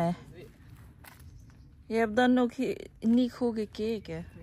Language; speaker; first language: Dutch; non-native, fluent; Filipino